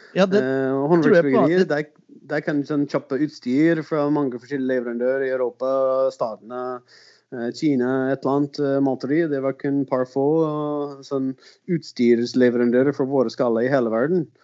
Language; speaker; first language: Norwegian; non-native, fluent; English